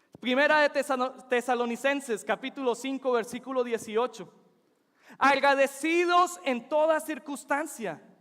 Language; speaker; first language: Spanish; native; Spanish